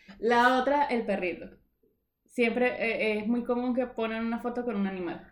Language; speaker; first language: Spanish; native; Spanish